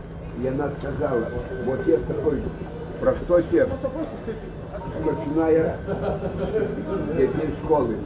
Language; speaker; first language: Russian; non-native, fluent; Lithuanian